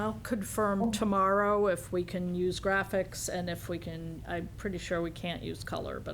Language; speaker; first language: English; native; English